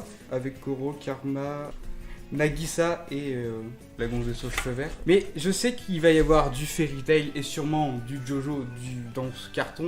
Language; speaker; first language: French; native; French